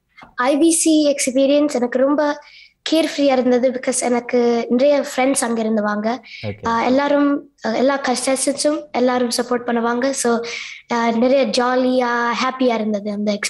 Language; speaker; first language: Tamil; early bilingual, heritage; Tamil